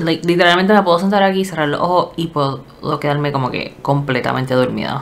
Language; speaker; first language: Spanish; early bilingual, heritage; English